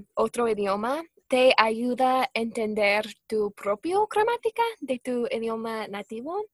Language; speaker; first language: Spanish; non-native, fluent; English